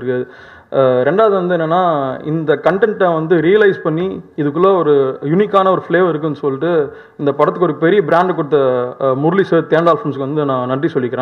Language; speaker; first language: Tamil; native; Tamil